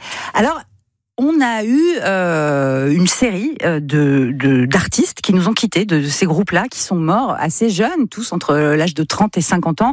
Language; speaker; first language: French; native; French